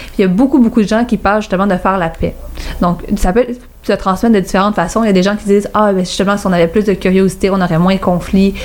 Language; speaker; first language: French; native; French